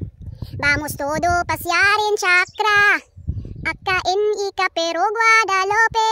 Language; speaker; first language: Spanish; non-native, learner; Cebuano